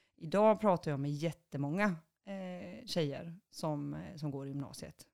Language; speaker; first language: Swedish; native; Swedish